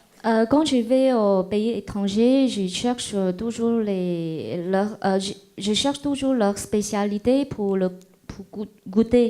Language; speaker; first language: French; non-native, fluent; Chinese